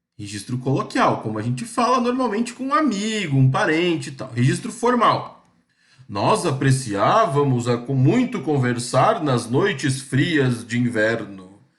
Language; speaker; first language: Portuguese; native; Portuguese